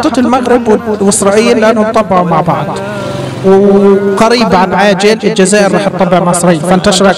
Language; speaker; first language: Arabic; native; Arabic